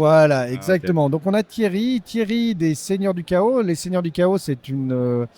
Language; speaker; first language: French; native; French